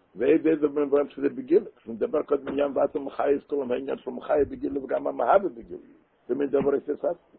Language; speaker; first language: Hebrew; non-native, local second language; Yiddish